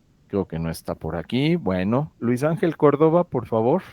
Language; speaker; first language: Spanish; native; Spanish